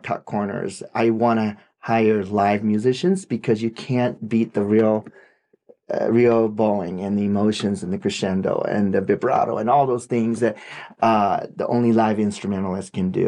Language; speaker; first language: English; non-native, fluent; Japanese